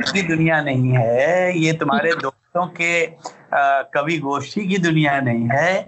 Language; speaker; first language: Hindi; native; Hindi